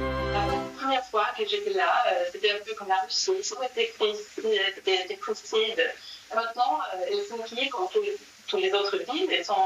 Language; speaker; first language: French; non-native, fluent; Swedish